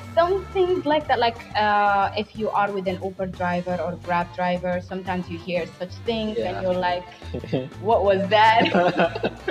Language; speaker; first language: English; non-native, fluent; Somali